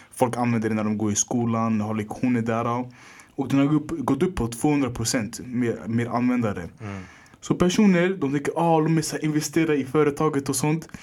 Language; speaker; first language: Swedish; early bilingual, other home language; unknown